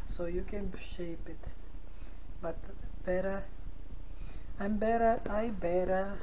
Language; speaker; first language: English; non-native, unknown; Portuguese